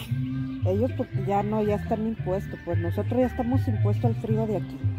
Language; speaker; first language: Spanish; native; Spanish